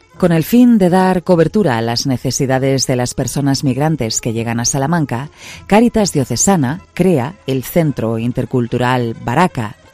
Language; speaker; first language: Spanish; native; Spanish